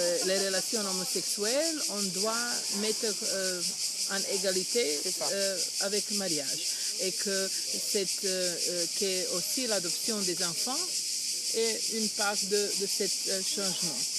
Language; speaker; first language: French; non-native, learner; Croatian